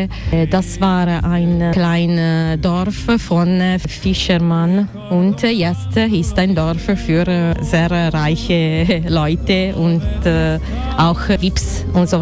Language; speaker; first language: German; non-native, learner; Italian